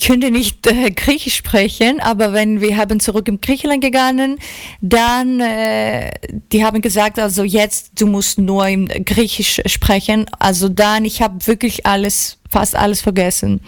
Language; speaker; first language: German; early bilingual, other home language; Greek